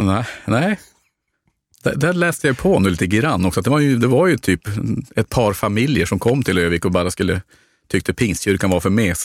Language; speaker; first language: Swedish; native; Swedish